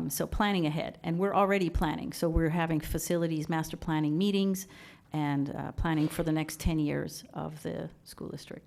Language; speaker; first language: English; early bilingual, other home language; Persian